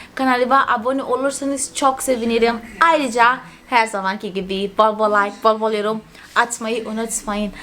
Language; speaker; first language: Turkish; non-native, fluent; Portuguese